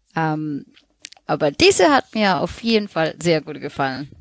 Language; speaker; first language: German; non-native, fluent; Spanish